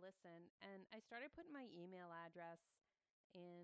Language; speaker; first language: English; native; English